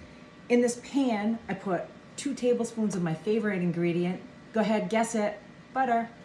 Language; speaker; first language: English; native; English